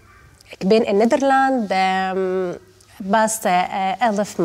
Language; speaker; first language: Dutch; non-native, learner; Arabic